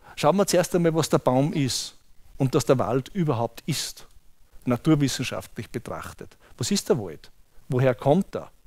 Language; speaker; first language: German; native; German